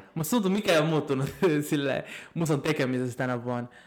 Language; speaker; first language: Finnish; native; Finnish